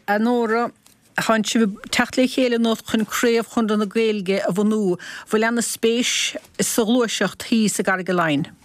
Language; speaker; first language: Irish; native; Irish